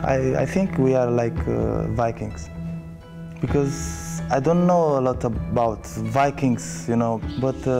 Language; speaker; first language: English; non-native, fluent; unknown